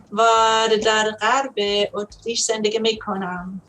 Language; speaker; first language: Persian; non-native, learner; German